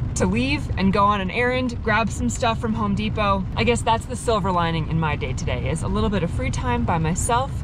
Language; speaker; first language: English; native; English